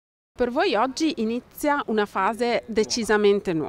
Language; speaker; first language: Italian; native; Italian